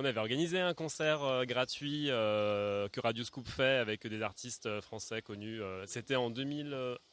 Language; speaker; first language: French; native; French